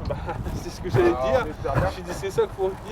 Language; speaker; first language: French; native; French